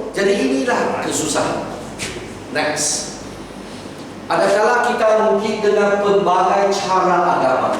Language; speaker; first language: Malay; non-native, local second language; Chinese